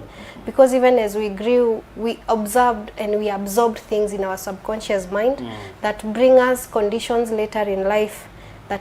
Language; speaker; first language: English; non-native, local second language; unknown